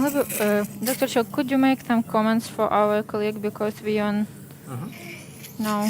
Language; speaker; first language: English; non-native, learner; Ukrainian